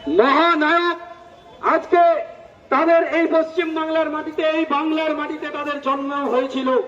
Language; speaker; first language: Bangla; native; Bangla